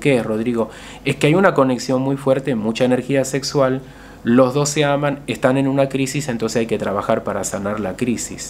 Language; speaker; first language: Spanish; native; Spanish